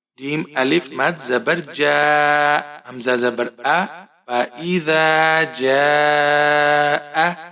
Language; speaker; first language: Urdu; native; Urdu